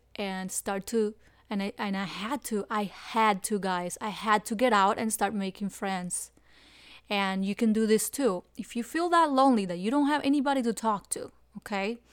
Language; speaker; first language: English; non-native, fluent; Spanish